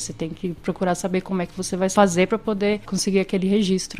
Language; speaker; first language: Portuguese; native; Portuguese